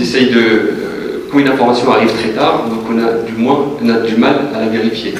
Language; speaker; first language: French; native; French